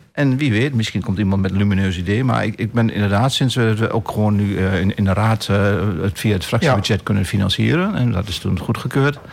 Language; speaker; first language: Dutch; native; Dutch